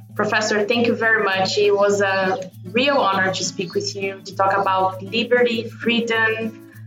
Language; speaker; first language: English; non-native, fluent; Portuguese